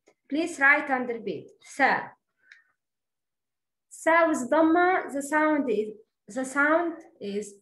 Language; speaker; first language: English; non-native, learner; Arabic